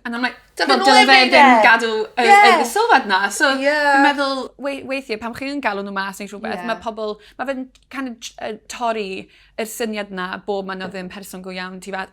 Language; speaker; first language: Welsh; non-native, local second language; English